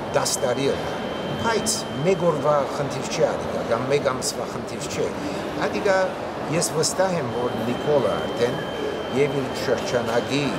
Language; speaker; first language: Armenian; early bilingual, heritage; Armenian